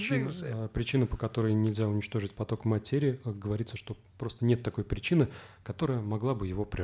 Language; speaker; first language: Russian; native; Russian